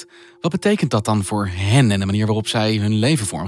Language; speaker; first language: Dutch; native; Dutch